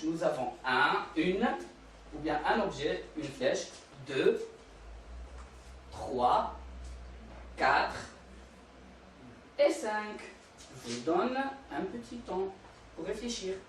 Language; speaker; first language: French; non-native, local second language; Arabic